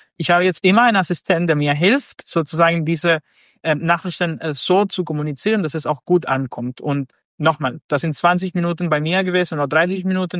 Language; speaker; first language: German; non-native, fluent; Spanish